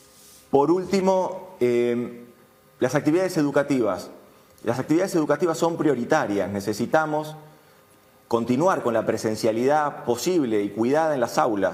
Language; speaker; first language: Spanish; native; Spanish